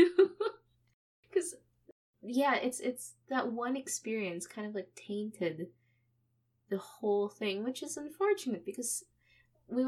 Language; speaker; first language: English; non-native, local second language; Filipino